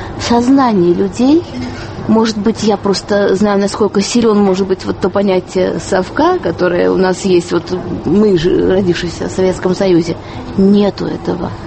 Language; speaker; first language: Russian; native; Russian